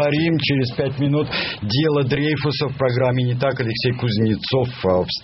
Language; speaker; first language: Russian; native; Russian